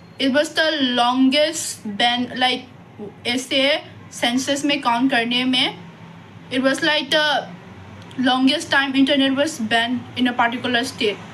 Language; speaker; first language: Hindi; non-native, local second language; Manipuri